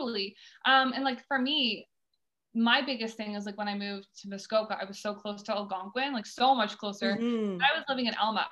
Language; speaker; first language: English; native; English